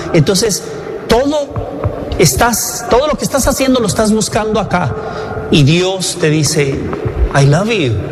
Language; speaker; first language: Spanish; native; Spanish